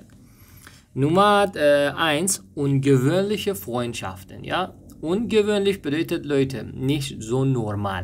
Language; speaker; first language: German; non-native, fluent; Persian